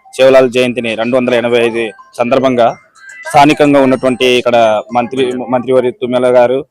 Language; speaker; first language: Telugu; non-native, local second language; Lambadi